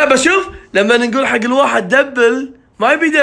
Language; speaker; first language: Arabic; native; Arabic